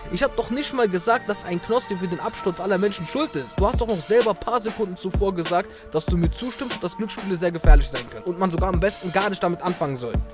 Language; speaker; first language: German; early bilingual, other home language; Arabic